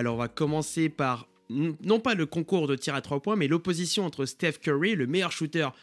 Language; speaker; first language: French; native; French